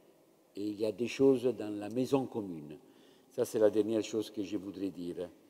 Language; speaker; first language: French; non-native, fluent; Italian